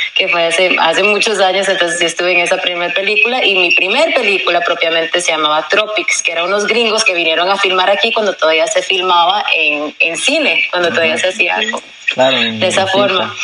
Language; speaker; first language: Spanish; early bilingual, heritage; Spanish